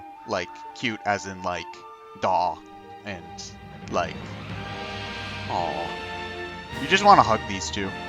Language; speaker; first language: English; native; English